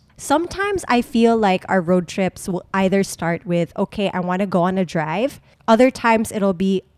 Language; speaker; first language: English; non-native, local second language; Filipino